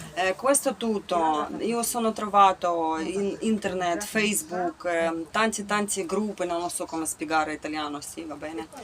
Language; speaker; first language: Italian; non-native, learner; Ukrainian